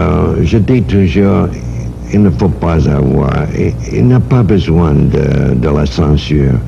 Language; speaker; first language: French; non-native, fluent; English